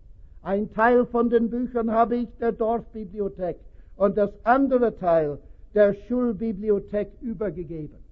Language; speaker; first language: German; non-native, fluent; English